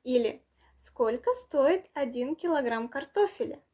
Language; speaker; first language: Russian; non-native, local second language; Kazakh